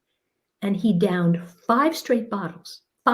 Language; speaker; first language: English; native; English